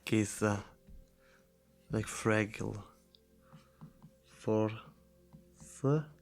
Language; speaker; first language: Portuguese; non-native, learner; German